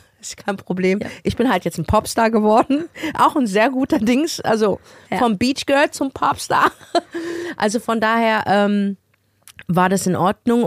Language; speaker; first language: German; early bilingual, other home language; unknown